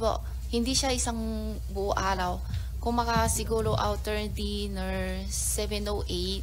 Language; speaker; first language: Filipino; non-native, learner; Chinese